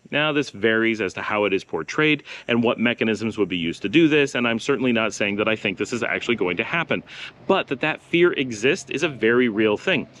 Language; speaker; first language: English; native; English